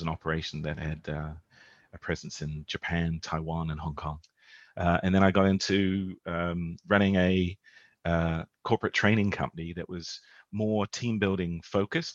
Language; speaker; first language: English; native; English